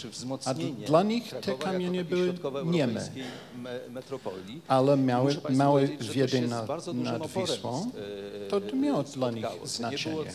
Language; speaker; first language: Polish; non-native, fluent; Japanese